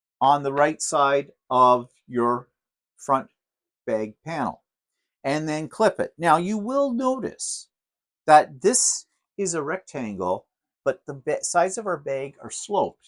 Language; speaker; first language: English; native; English